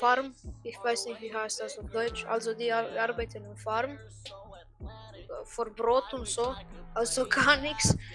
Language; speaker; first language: German; non-native, learner; Croatian